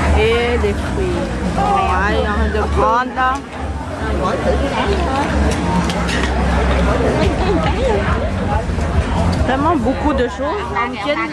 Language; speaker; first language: French; early bilingual, other home language; Vietnamese